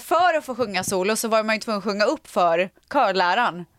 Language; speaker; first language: Swedish; native; Swedish